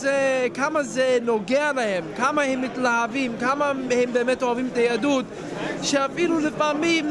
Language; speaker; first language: Hebrew; non-native, fluent; English